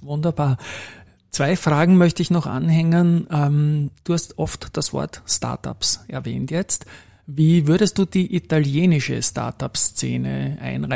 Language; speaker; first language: German; native; German